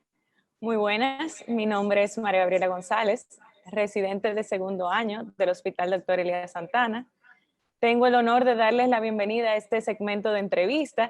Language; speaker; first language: Spanish; native; Spanish